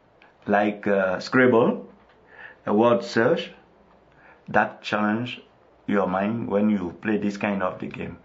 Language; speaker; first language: English; non-native, local second language; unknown